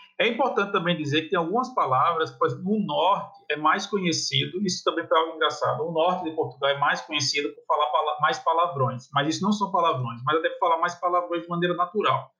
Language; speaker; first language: Portuguese; native; Portuguese